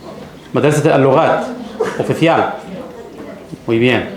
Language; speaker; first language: Spanish; non-native, fluent; Arabic